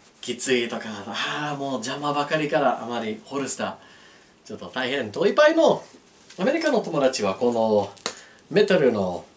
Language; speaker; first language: Japanese; non-native, learner; English